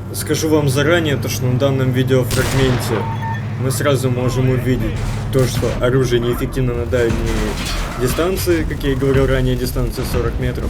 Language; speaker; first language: Russian; native; Russian